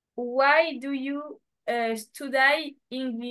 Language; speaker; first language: English; non-native, learner; French